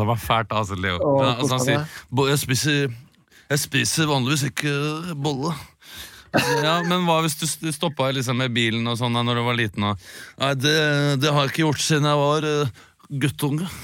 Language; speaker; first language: Norwegian; native; Norwegian